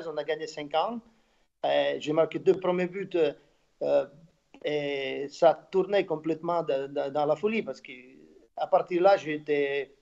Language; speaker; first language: French; non-native, fluent; Slovak